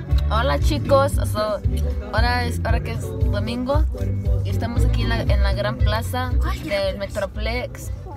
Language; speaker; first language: Spanish; early bilingual, heritage; Spanish